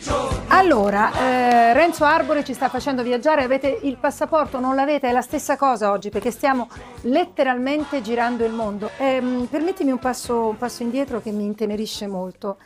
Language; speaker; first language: Italian; native; Italian